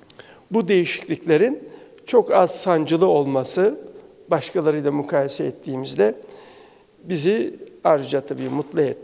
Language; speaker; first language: Turkish; native; Turkish